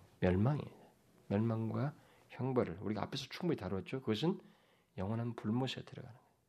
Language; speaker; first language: Korean; native; Korean